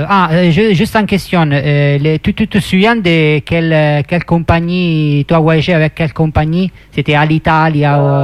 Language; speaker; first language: French; non-native, fluent; Italian